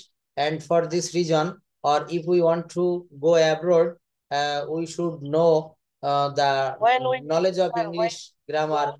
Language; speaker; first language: English; non-native, fluent; Bangla